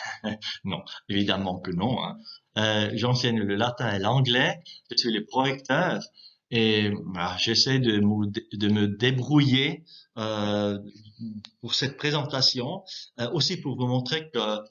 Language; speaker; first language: French; non-native, local second language; German